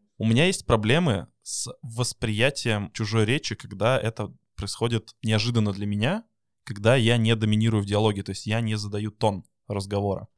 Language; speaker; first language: Russian; native; Russian